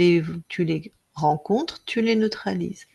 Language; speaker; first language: French; native; French